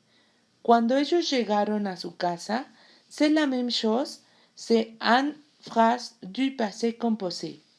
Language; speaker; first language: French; non-native, learner; Spanish